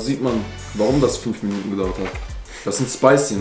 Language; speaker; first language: German; native; German